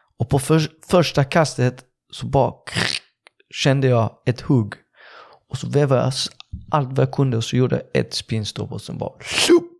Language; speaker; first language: Swedish; early bilingual, other home language; Persian